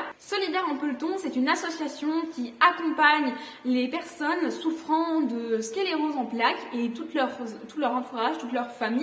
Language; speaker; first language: French; native; French